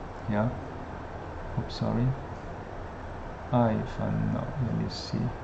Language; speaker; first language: English; non-native, local second language; Chinese